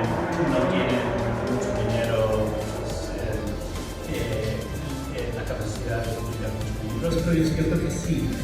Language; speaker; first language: Spanish; non-native, fluent; English